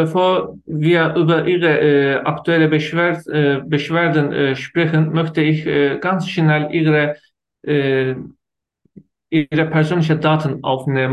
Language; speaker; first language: German; non-native, learner; Turkish